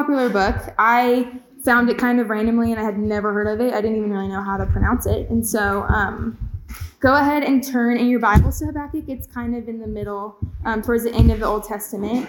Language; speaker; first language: English; native; English